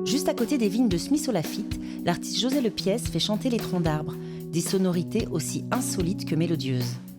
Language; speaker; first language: French; native; French